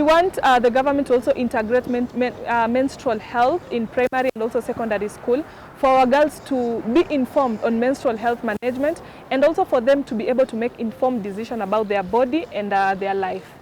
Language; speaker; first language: English; non-native, local second language; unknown